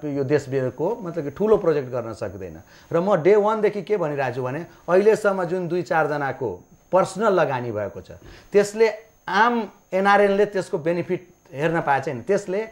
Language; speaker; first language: Nepali; non-native, local second language; Maithili